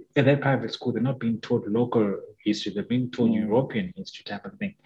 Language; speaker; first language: English; non-native, local second language; Shona